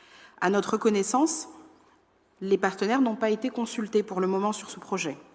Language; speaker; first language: French; native; French